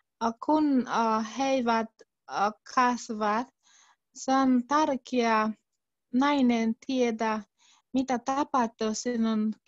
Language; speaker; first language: Finnish; non-native, learner; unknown